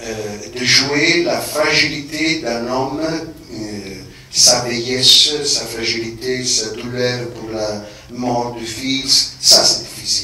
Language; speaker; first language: French; non-native, fluent; Italian